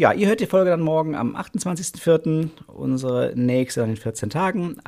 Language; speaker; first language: German; native; German